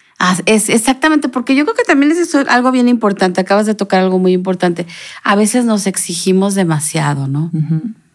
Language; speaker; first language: Spanish; native; Spanish